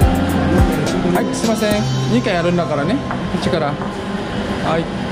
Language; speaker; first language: Japanese; non-native, fluent; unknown